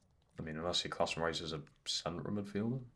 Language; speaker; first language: English; native; English